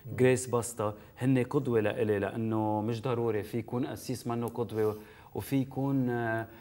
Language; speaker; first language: Arabic; native; Arabic